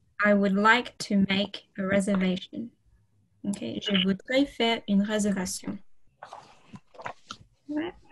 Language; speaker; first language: French; non-native, fluent; English